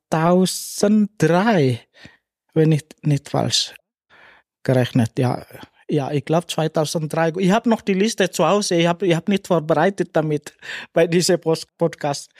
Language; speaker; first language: German; non-native, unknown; Indonesian